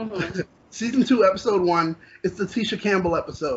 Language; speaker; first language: English; native; English